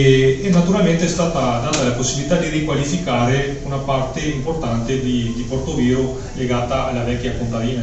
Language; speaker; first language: Italian; native; Italian